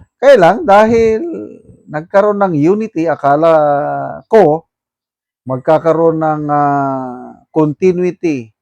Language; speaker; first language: Filipino; non-native, local second language; Iloko